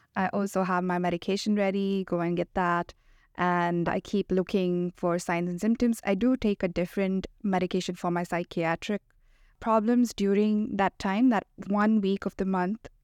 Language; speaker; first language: English; non-native, local second language; Hindi